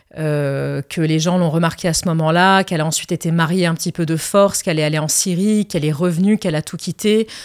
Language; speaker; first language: French; early bilingual, other home language; Arabic